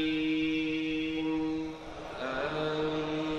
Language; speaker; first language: Arabic; native; Arabic